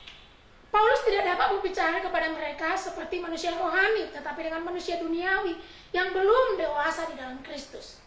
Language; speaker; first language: Indonesian; native; Indonesian